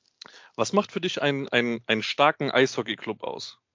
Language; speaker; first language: German; native; German